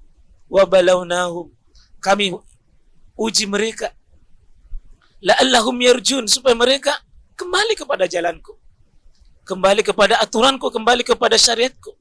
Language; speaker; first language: Indonesian; native; Indonesian